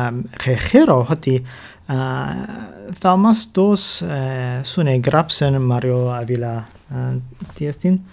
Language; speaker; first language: Greek; non-native, learner; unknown